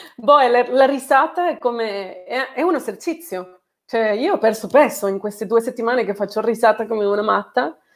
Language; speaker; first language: Italian; non-native, fluent; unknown